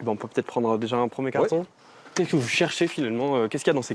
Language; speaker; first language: French; native; French